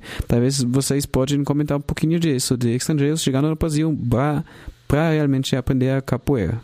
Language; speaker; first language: Portuguese; non-native, fluent; German